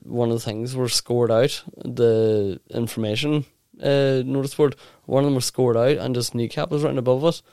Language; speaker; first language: English; native; English